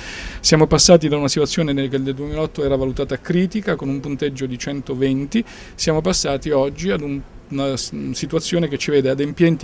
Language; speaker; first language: Italian; native; Italian